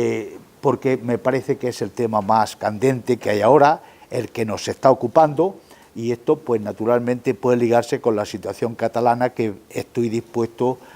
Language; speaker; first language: Spanish; native; Spanish